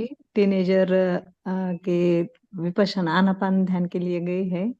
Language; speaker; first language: Hindi; native; Hindi